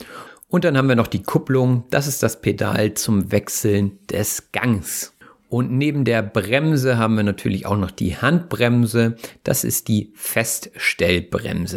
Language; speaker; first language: German; native; German